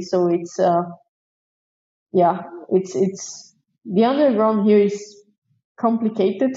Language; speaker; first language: English; non-native, fluent; Portuguese